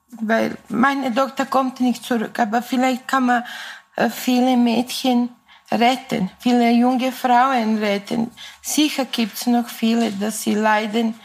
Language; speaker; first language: German; non-native, fluent; Serbian